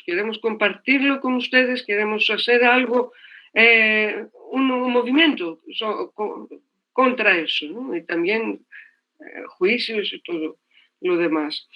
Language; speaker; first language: Spanish; non-native, fluent; Greek